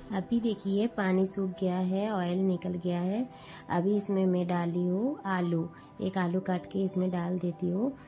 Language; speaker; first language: Hindi; non-native, local second language; Bangla